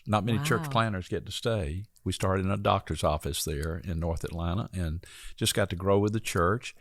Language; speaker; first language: English; native; English